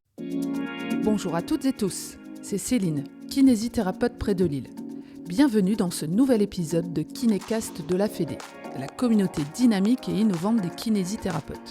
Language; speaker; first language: French; native; French